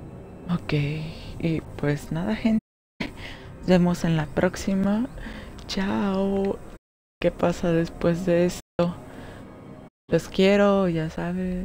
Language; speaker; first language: Spanish; native; Spanish